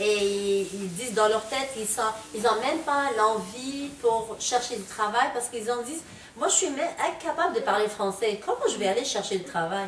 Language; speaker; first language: French; non-native, local second language; Arabic